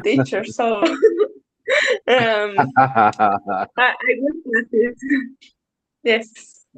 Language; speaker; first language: English; non-native, learner; Spanish